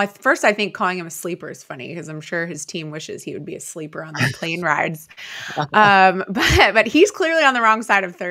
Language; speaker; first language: English; native; English